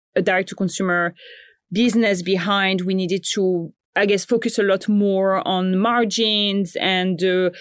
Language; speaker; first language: English; non-native, fluent; French